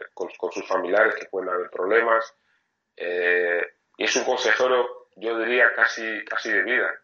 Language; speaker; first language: Spanish; non-native, fluent; French